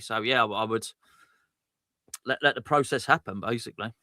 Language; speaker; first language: English; native; English